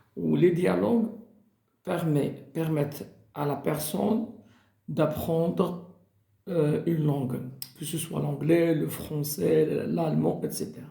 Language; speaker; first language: French; non-native, local second language; Arabic